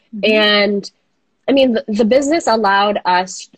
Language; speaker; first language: English; native; English